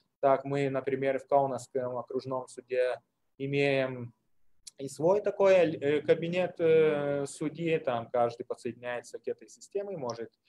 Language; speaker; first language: Russian; non-native, fluent; Lithuanian